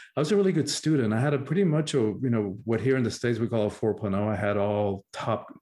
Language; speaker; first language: English; early bilingual, other home language; Spanish